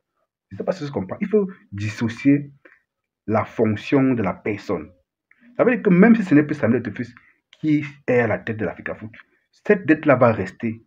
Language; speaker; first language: French; native; French